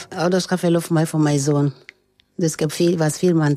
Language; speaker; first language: Dutch; non-native, learner; French